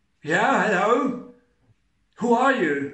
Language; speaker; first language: English; non-native, fluent; Hungarian